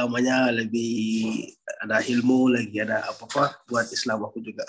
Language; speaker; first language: Indonesian; non-native, learner; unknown